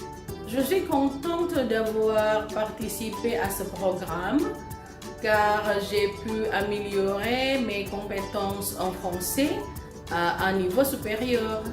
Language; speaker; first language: French; non-native, fluent; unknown